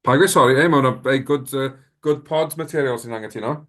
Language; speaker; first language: Welsh; native; Welsh